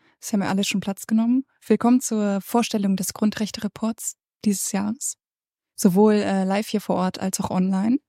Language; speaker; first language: German; native; German